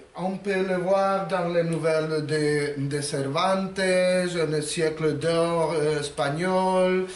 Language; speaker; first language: French; non-native, learner; Spanish